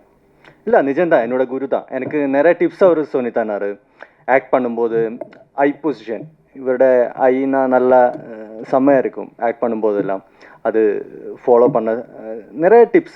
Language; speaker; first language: Tamil; non-native, learner; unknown